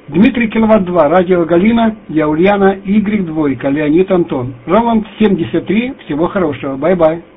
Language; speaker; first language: Russian; native; Russian